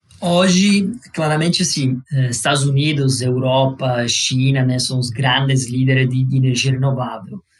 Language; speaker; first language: Portuguese; non-native, fluent; Italian